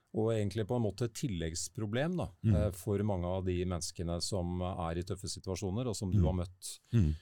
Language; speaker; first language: Norwegian; native; Norwegian